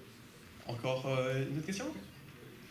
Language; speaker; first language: French; native; French